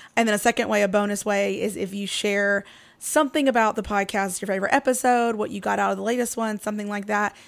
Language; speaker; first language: English; native; English